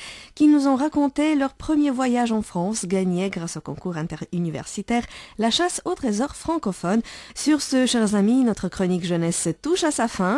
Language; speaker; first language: French; non-native, fluent; Romanian